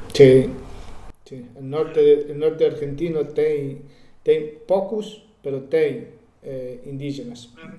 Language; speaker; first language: Portuguese; non-native, learner; Spanish